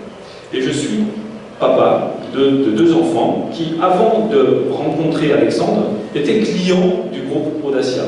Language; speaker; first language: French; native; French